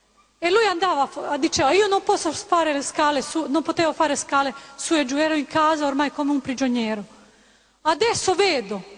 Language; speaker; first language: Italian; non-native, fluent; Croatian